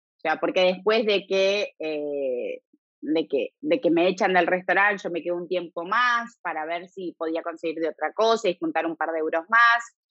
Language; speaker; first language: Spanish; native; Spanish